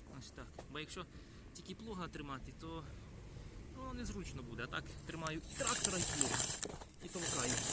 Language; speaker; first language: Ukrainian; native; Ukrainian